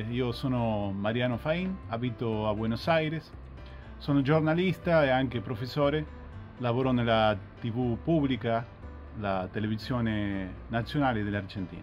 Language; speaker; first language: Italian; non-native, fluent; Spanish